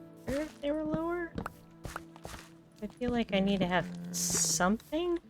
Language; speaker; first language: English; native; English